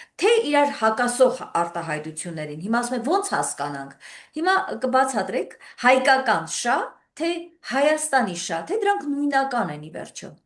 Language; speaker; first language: Armenian; native; Armenian